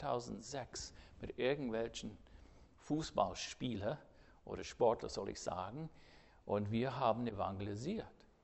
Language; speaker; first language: German; non-native, fluent; English